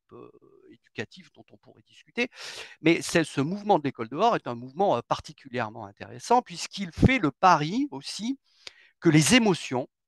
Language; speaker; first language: French; native; French